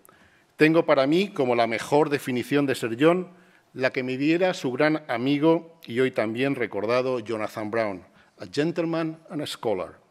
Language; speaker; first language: Spanish; native; Spanish